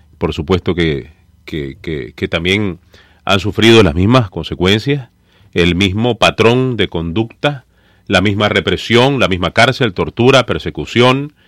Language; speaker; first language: Spanish; native; Spanish